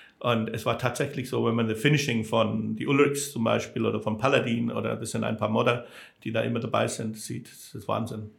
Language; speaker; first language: German; non-native, fluent; English